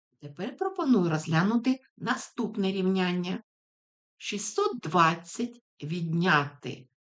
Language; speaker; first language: Ukrainian; native; Ukrainian